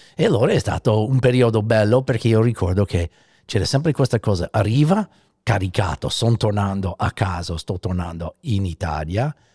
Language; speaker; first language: Italian; non-native, fluent; English